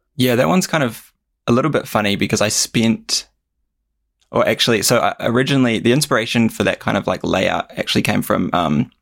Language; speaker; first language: English; native; English